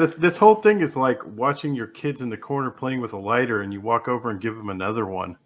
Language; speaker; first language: English; native; English